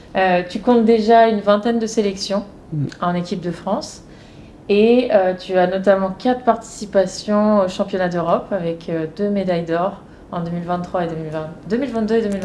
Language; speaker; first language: French; native; French